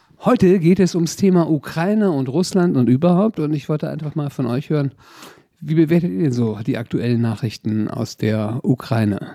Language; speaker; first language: German; native; German